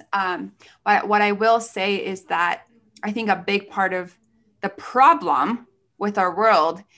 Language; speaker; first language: English; early bilingual, other home language; Spanish